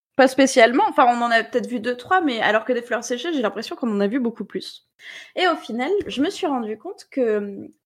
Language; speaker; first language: French; native; French